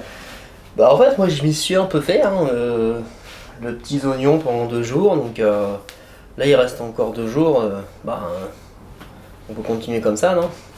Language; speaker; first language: French; native; French